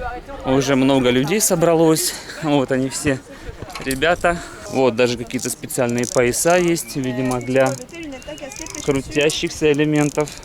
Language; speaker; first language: Russian; native; Russian